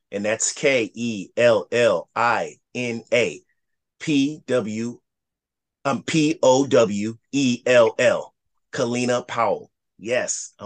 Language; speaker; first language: English; native; English